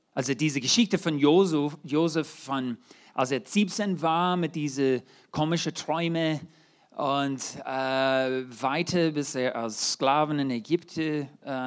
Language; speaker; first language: German; non-native, fluent; English